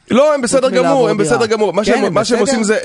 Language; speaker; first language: Hebrew; native; Hebrew